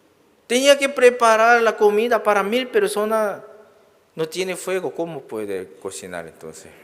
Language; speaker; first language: Spanish; non-native, learner; Korean